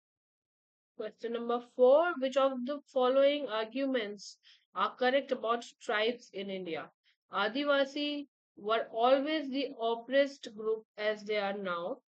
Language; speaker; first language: English; non-native, local second language; Hindi